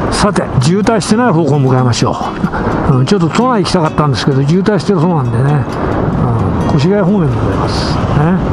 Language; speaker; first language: Japanese; native; Japanese